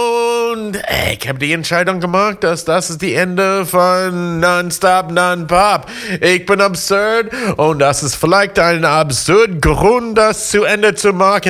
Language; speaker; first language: German; non-native, learner; English